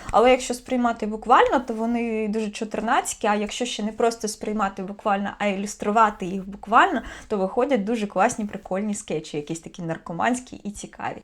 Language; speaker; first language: Ukrainian; native; Ukrainian